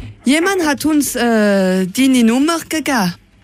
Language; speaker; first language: German; non-native, learner; French